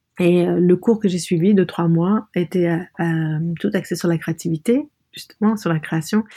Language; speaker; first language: French; non-native, local second language; Arabic